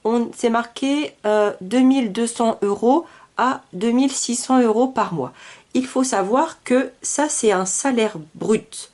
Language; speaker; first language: French; native; French